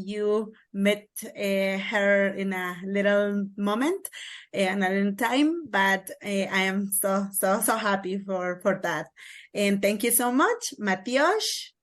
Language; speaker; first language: English; non-native, learner; Kaqchikel